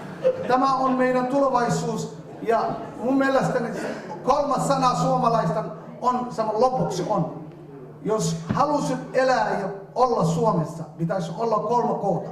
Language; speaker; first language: Finnish; non-native, fluent; Somali